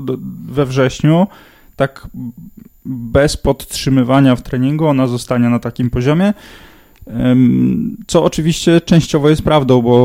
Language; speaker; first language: Polish; native; Polish